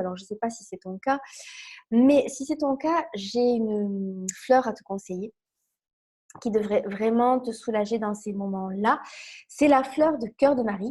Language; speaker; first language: French; native; French